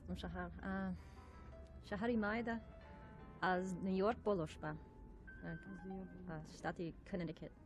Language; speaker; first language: Persian; non-native, learner; English